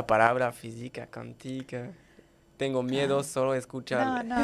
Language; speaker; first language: Spanish; non-native, learner; French